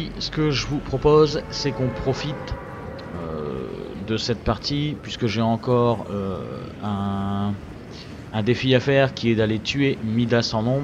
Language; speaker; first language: French; native; French